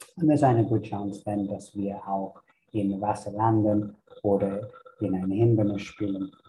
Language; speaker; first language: German; non-native, fluent; English